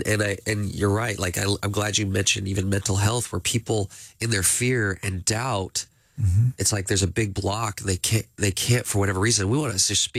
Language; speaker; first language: English; native; English